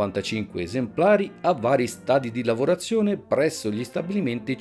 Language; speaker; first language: Italian; native; Italian